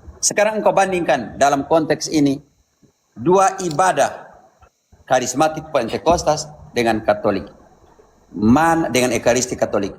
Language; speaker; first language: Indonesian; native; Indonesian